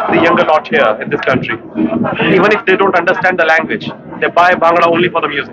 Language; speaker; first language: English; early bilingual, other home language; Punjabi